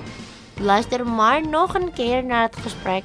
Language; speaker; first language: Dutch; non-native, fluent; Indonesian